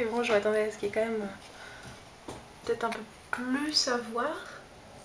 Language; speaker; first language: French; native; French